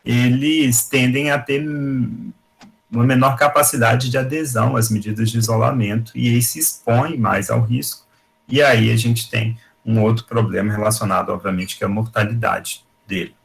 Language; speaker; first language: Portuguese; native; Portuguese